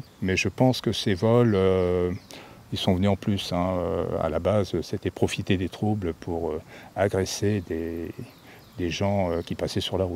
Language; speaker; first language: French; native; French